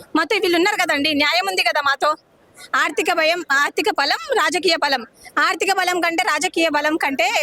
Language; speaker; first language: Telugu; non-native, local second language; Lambadi